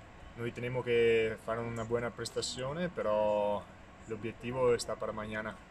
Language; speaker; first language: Spanish; non-native, learner; Italian